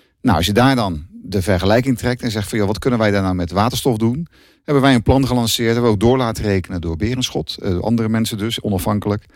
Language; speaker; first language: Dutch; native; Dutch